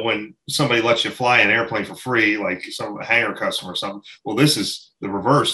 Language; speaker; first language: English; native; English